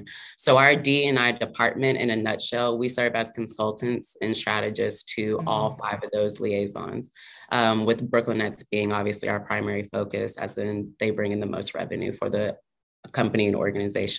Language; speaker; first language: English; native; English